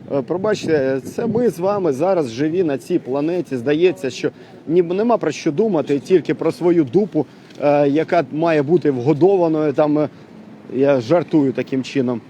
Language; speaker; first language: Ukrainian; native; Ukrainian